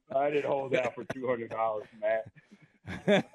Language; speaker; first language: English; native; English